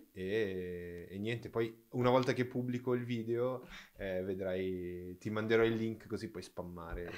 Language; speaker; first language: Italian; non-native, fluent; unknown